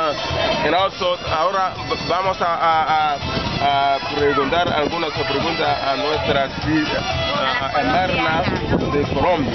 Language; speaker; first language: Spanish; non-native, learner; Haitian Creole